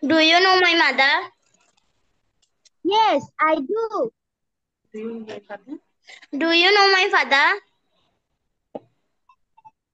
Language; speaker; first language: English; non-native, learner; Bangla